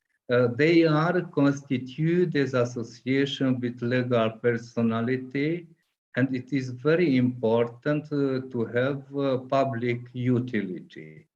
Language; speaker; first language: English; non-native, fluent; Hungarian